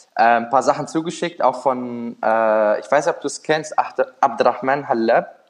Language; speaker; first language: German; native; German